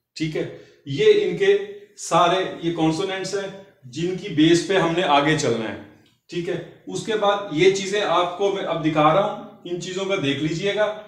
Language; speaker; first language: Urdu; native; Urdu